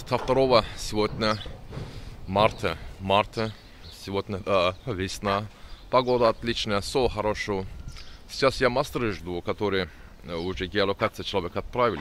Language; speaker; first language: Russian; non-native, learner; Turkish